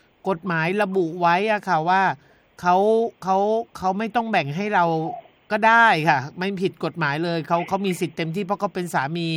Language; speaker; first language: Thai; native; Thai